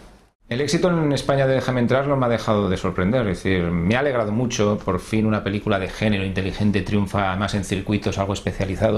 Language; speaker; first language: Spanish; native; Spanish